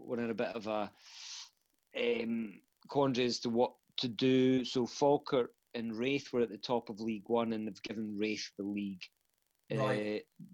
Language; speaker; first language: English; native; English